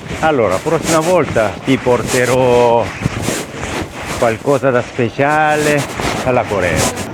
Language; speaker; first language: Italian; non-native, learner; Korean